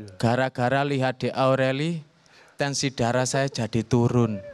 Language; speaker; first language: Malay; non-native, local second language; Javanese